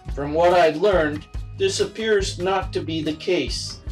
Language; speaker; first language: English; native; English